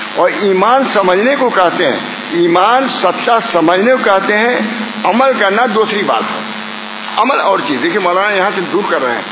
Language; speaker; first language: Urdu; native; Urdu